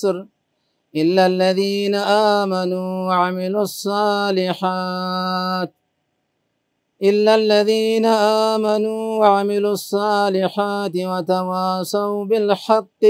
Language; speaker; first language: Arabic; non-native, fluent; Oromo